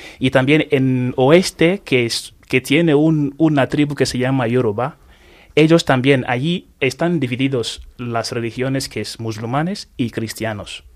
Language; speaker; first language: Spanish; non-native, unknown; Igbo